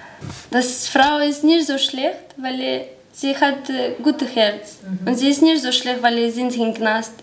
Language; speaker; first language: German; non-native, learner; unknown